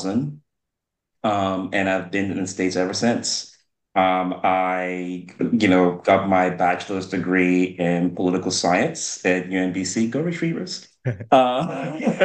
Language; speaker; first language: English; non-native, local second language; Yoruba